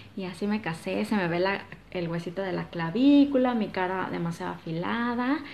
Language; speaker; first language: Spanish; native; Spanish